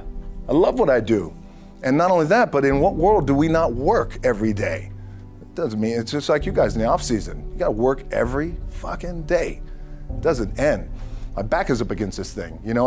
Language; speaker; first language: English; native; English